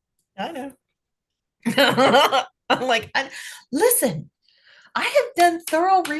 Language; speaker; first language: English; native; English